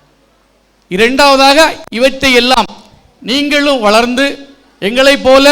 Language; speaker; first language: Tamil; native; Tamil